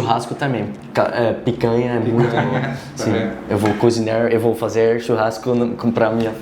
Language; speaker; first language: Portuguese; non-native, learner; Dutch